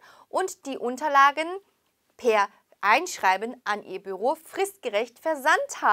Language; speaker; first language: German; non-native, fluent; Korean